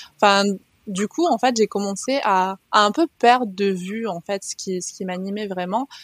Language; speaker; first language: French; native; French